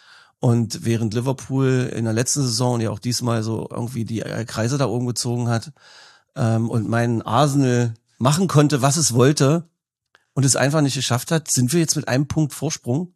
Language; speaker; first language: German; native; German